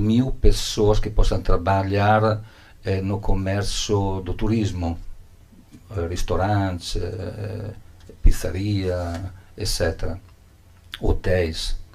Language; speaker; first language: Portuguese; non-native, learner; Italian